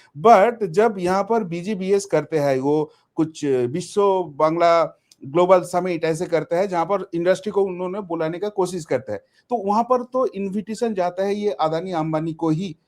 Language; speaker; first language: Hindi; non-native, local second language; Bangla